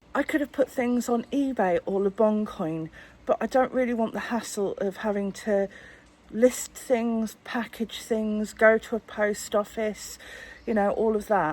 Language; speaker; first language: English; native; English